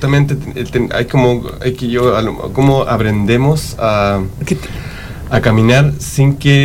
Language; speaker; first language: Spanish; native; Spanish